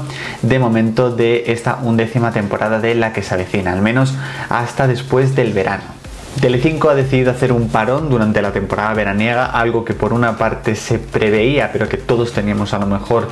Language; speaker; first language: Spanish; native; Spanish